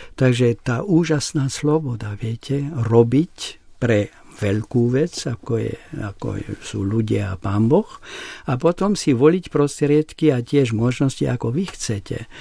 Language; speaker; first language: Slovak; non-native, local second language; Hungarian